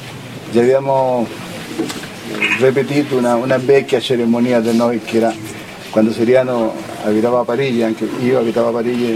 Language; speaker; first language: Italian; non-native, learner; Spanish